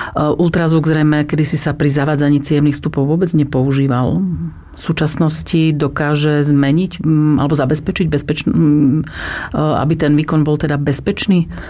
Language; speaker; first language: Slovak; native; Slovak